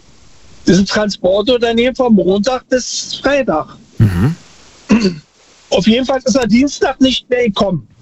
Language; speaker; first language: German; native; German